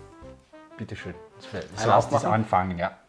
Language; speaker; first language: German; non-native, learner; Malagasy